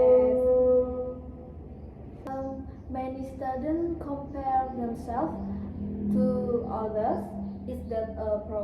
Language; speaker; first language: English; non-native, learner; Indonesian